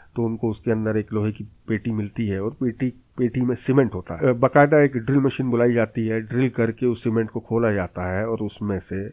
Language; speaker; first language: Hindi; native; Hindi